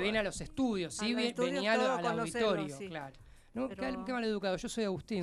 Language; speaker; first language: Spanish; native; Spanish